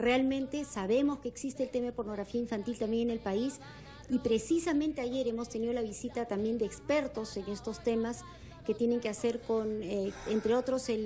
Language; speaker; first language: Spanish; native; Spanish